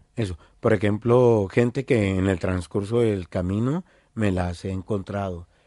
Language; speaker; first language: Spanish; native; Spanish